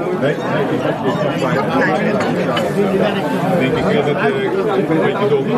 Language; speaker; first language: Dutch; native; Dutch